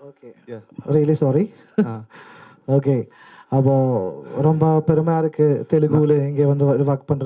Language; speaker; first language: Tamil; non-native, fluent; Malayalam